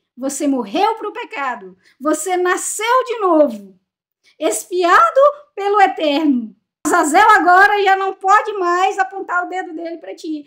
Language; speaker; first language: Portuguese; native; Portuguese